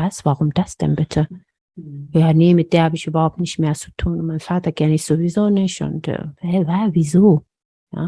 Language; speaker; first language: German; non-native, fluent; Amharic